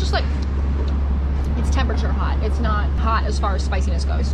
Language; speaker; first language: English; native; English